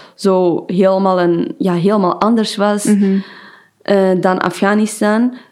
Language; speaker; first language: Dutch; non-native, fluent; Persian